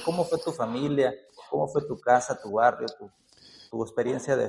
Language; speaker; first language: Spanish; native; Spanish